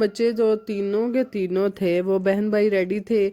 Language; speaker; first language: Urdu; non-native, local second language; Punjabi